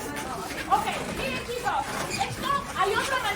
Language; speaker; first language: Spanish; non-native, fluent; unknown